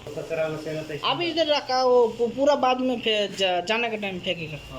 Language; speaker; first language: Hindi; non-native, local second language; Bangla